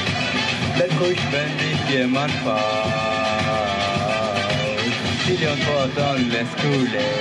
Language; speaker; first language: German; native; German